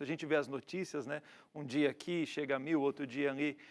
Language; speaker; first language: Portuguese; native; Portuguese